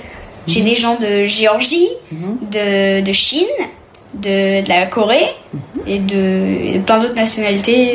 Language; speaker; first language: French; early bilingual, heritage; French